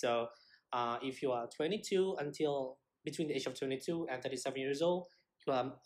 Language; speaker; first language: English; non-native, local second language; Malay